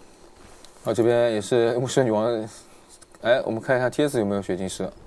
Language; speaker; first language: Chinese; native; Chinese